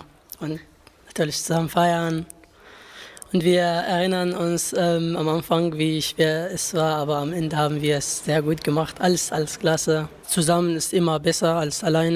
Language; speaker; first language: German; non-native, learner; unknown